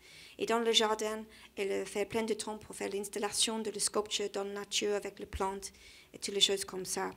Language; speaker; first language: French; non-native, learner; English